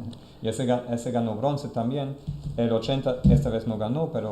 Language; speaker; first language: Spanish; non-native, fluent; German